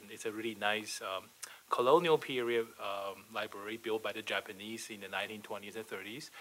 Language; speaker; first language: English; non-native, fluent; Chinese